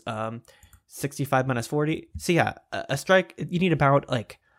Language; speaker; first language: English; native; English